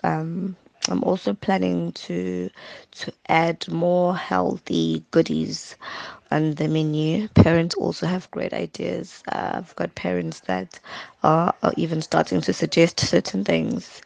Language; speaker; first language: English; non-native, local second language; Zulu